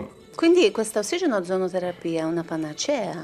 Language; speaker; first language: Italian; native; Italian